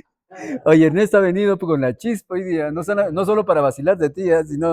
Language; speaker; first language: Spanish; native; Spanish